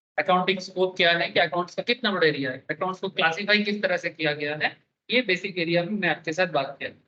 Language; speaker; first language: Hindi; non-native, local second language; Bangla